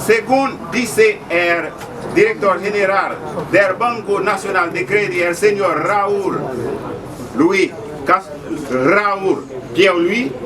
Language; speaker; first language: Spanish; non-native, learner; Haitian Creole